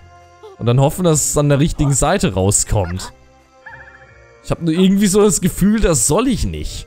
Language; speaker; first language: German; native; German